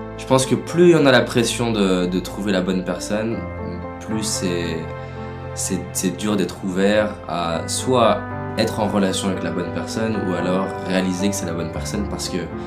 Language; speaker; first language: French; native; French